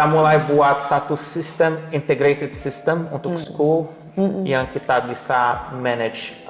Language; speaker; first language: Indonesian; non-native, learner; Portuguese